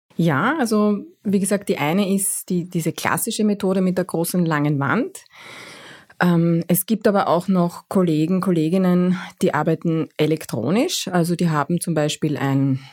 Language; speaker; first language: German; native; German